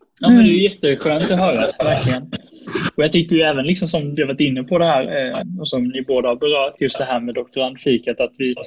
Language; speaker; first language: Swedish; native; Swedish